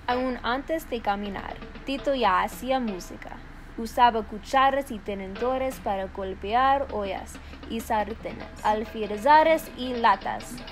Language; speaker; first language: Spanish; non-native, learner; English